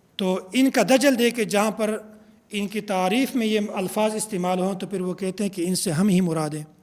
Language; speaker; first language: Urdu; non-native, local second language; Pashto